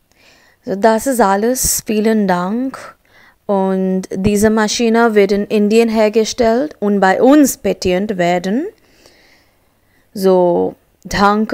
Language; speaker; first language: German; non-native, learner; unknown